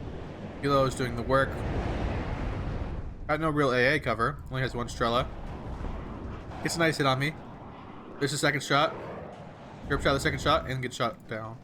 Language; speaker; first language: English; native; English